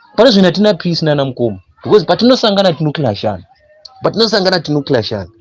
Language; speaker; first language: Shona; non-native, local second language; North Ndebele